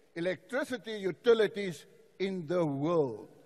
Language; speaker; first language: English; non-native, local second language; Afrikaans